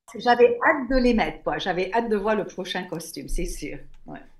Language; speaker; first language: French; native; French